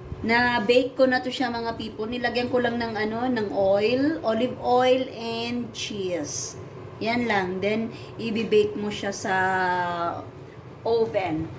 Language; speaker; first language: Filipino; native; Filipino